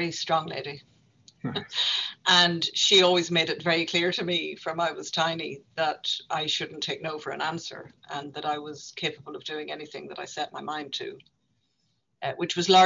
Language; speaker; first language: English; native; English